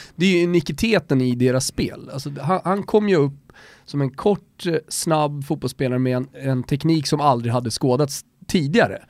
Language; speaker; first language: Swedish; native; Swedish